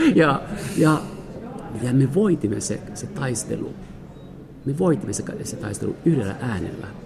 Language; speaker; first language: Finnish; non-native, fluent; French